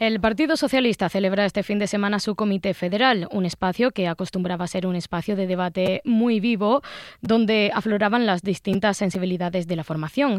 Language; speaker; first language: Spanish; native; Spanish